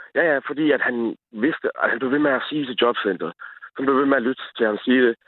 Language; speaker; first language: Danish; native; Danish